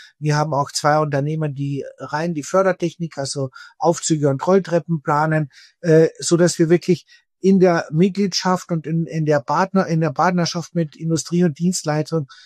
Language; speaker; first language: German; native; German